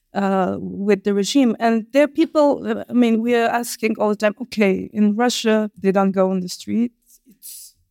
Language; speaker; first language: English; non-native, fluent; Bulgarian